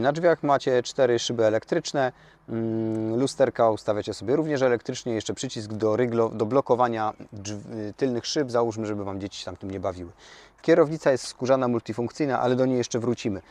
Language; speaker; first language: Polish; native; Polish